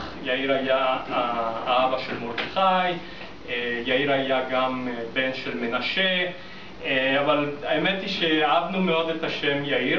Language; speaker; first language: Hebrew; non-native, fluent; English